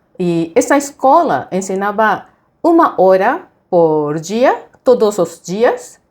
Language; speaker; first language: Portuguese; non-native, fluent; Japanese